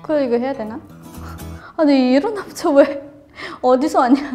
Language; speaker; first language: Korean; non-native, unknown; Filipino